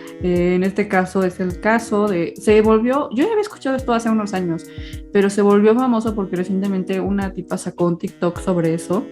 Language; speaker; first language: Spanish; native; Spanish